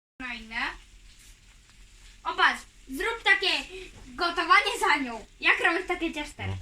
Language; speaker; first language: Polish; early bilingual, heritage; Polish